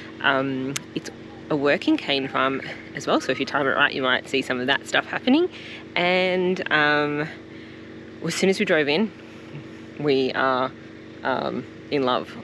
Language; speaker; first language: English; native; English